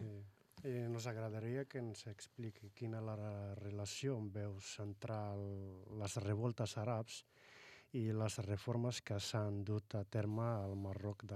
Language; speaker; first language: Catalan; non-native, fluent; Arabic